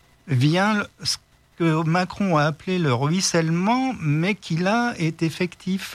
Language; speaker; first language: French; native; French